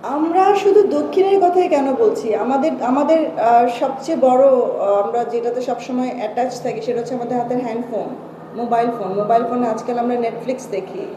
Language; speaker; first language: Bangla; early bilingual, heritage; Bangla